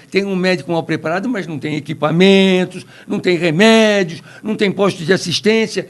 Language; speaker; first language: Portuguese; native; Portuguese